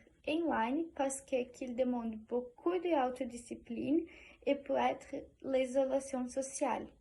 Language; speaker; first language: French; non-native, learner; Portuguese